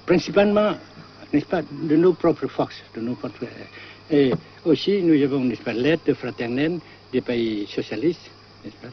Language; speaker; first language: French; non-native, local second language; Vietnamese